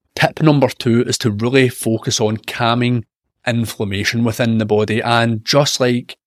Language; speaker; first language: English; native; English